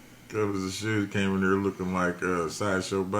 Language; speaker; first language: English; native; English